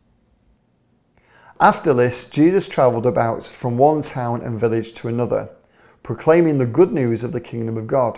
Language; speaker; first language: English; native; English